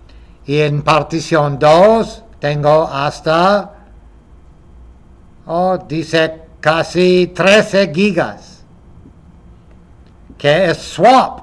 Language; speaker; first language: Spanish; non-native, fluent; English